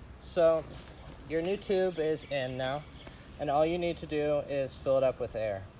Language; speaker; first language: English; native; English